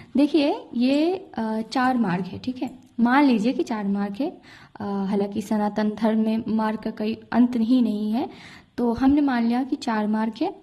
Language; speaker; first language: Hindi; non-native, local second language; Bangla